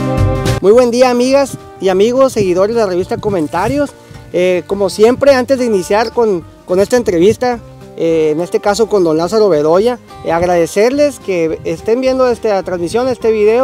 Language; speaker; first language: Spanish; native; Spanish